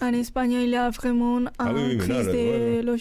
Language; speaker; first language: French; non-native, fluent; Spanish